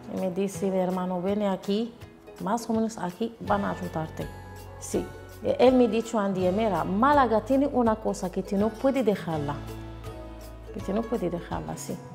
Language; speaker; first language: Spanish; non-native, learner; Arabic